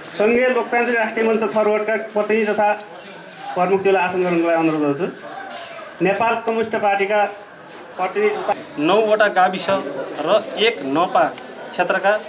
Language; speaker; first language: Nepali; native; Nepali